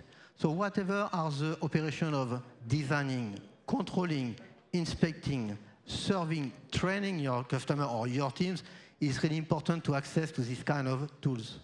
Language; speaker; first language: English; non-native, fluent; French